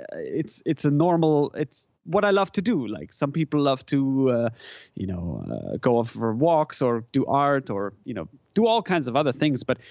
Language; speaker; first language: English; non-native, fluent; German